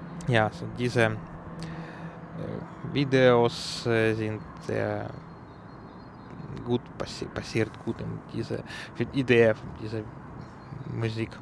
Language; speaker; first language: German; non-native, learner; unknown